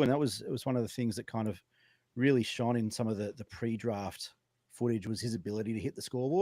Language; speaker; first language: English; native; English